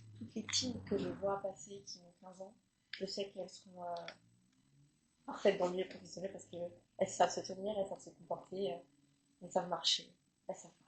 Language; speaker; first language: French; native; French